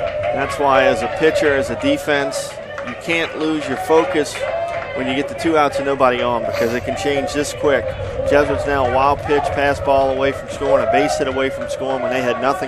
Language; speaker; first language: English; native; English